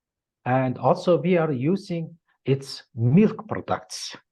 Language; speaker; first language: English; non-native, learner; Mongolian